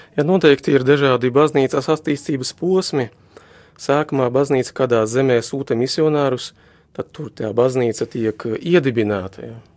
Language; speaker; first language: Latvian; non-native, local second language; Russian